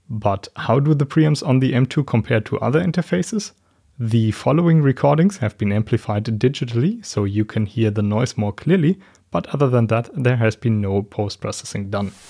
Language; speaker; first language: English; non-native, fluent; German